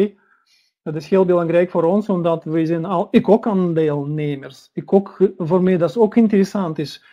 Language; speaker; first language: Dutch; non-native, learner; Russian